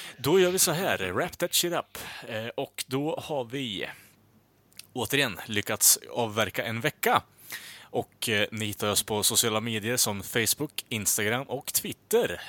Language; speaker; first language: Swedish; native; Swedish